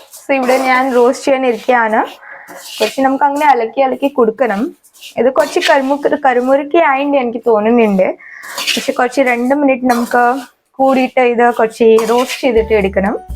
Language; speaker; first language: Malayalam; non-native, learner; Kannada